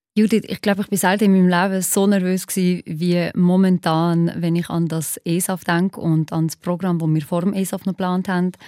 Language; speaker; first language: German; early bilingual, other home language; Albanian